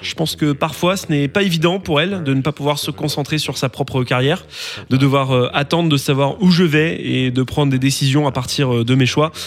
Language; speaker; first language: French; non-native, local second language; English